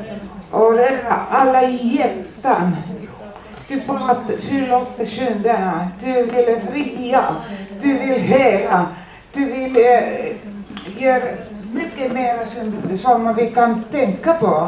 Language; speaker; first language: Swedish; non-native, learner; Finnish